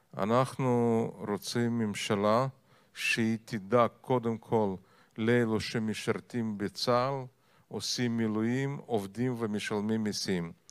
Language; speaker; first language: Hebrew; non-native, fluent; Russian